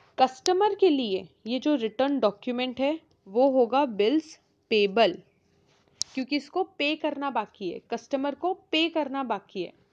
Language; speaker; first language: Hindi; native; Hindi